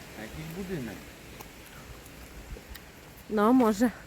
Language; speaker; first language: Polish; non-native, fluent; Ukrainian